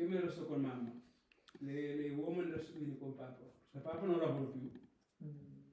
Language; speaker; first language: Italian; non-native, learner; Punjabi